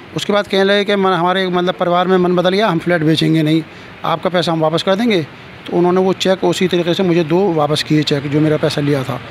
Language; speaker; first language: Hindi; native; Hindi